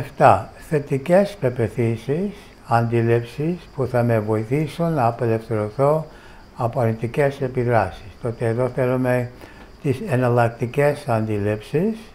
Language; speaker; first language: Greek; non-native, fluent; English